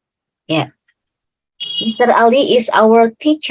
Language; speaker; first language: English; non-native, fluent; Indonesian